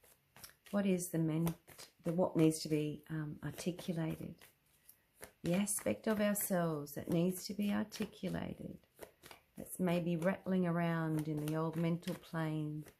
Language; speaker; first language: English; native; English